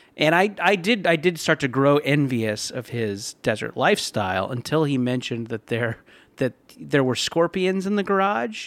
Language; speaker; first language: English; native; English